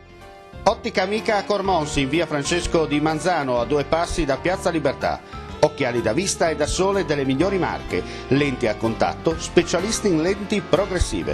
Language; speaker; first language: Italian; native; Italian